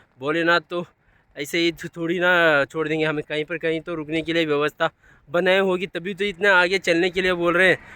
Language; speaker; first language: Hindi; non-native, local second language; Kannada